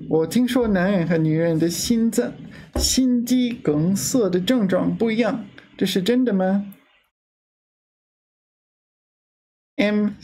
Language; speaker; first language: Chinese; non-native, learner; English